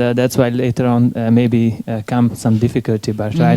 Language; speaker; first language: English; non-native, learner; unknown